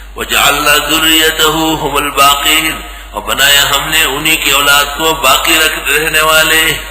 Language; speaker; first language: Urdu; non-native, local second language; Pashto